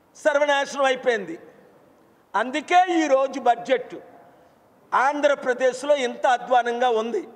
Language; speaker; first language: Telugu; native; Telugu